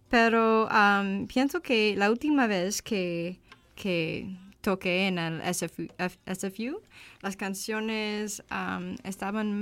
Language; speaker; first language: Spanish; non-native, learner; English